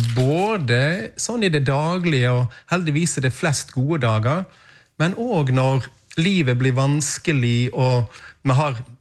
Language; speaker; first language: Norwegian; native; Norwegian